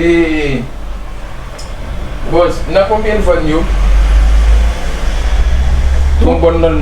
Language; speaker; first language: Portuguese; non-native, learner; Haitian Creole